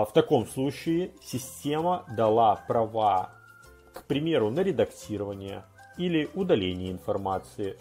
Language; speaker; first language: Russian; native; Russian